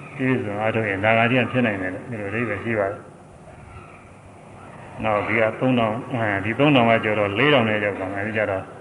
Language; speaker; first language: Burmese; native; Burmese